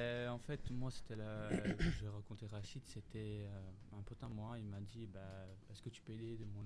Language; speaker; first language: French; non-native, learner; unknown